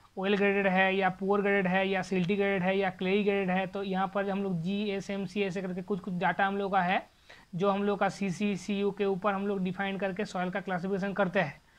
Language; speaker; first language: Hindi; non-native, local second language; Bangla